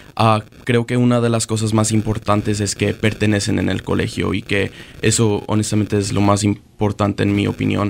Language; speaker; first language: Spanish; early bilingual, other home language; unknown